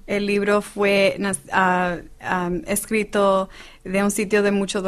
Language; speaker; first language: Spanish; non-native, fluent; English